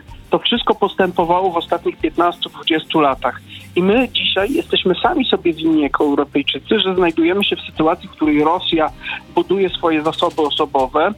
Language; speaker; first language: Polish; native; Polish